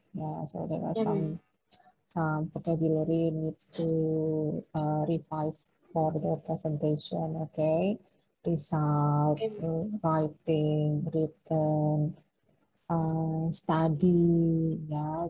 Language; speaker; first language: English; non-native, fluent; Indonesian